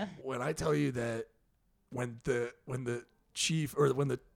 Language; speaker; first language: English; native; English